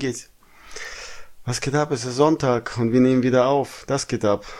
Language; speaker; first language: German; non-native, fluent; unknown